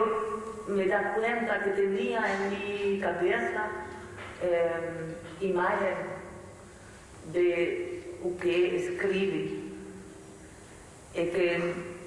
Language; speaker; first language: Portuguese; non-native, learner; French